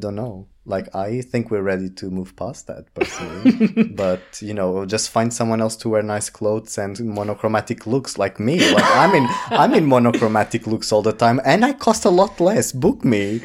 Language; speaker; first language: English; non-native, fluent; Portuguese